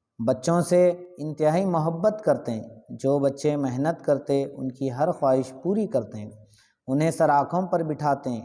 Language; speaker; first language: Urdu; native; Urdu